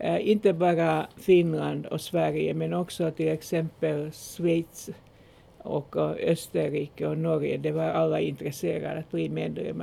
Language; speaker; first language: Swedish; non-native, local second language; Finnish